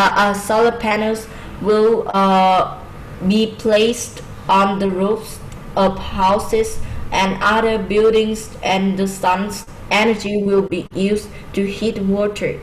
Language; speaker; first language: English; non-native, learner; Vietnamese